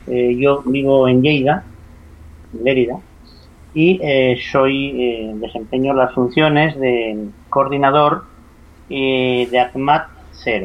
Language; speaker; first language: Spanish; native; Spanish